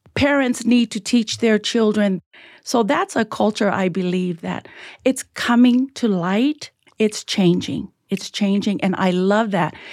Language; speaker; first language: English; early bilingual, other home language; Tongan